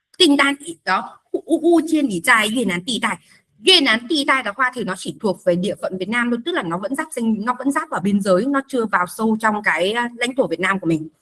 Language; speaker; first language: Vietnamese; native; Vietnamese